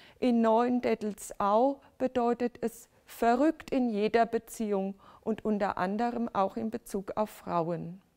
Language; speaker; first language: German; native; German